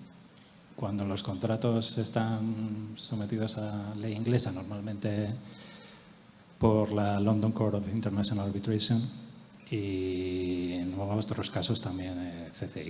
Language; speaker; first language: Spanish; native; Spanish